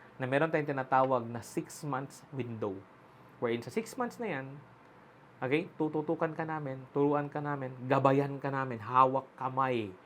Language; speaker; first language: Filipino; non-native, local second language; Cebuano